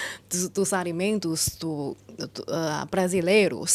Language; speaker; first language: Portuguese; non-native, fluent; Chinese